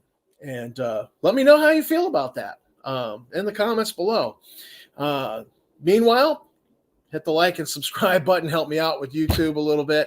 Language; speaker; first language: English; native; English